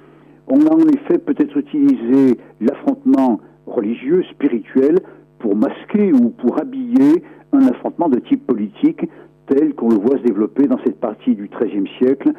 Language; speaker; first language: French; native; French